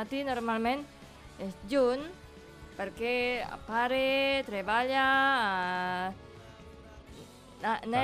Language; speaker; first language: Catalan; non-native, learner; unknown